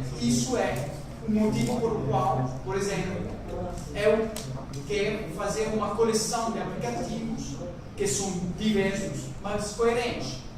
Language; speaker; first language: Portuguese; non-native, learner; French